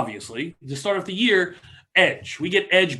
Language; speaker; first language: English; native; English